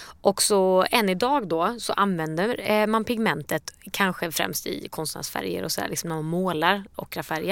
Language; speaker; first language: Swedish; native; Swedish